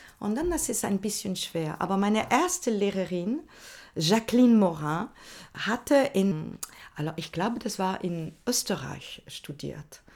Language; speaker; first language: German; non-native, learner; French